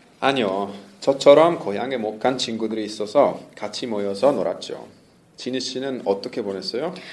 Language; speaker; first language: Korean; non-native, learner; Italian